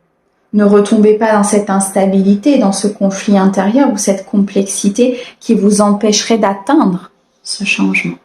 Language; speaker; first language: French; native; French